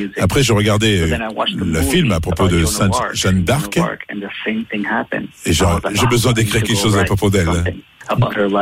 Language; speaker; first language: French; non-native, fluent; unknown